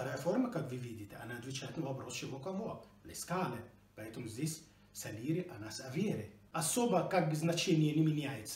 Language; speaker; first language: Russian; non-native, fluent; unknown